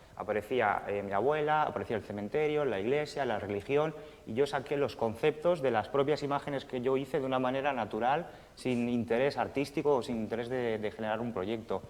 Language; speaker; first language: Spanish; early bilingual, other home language; Romanian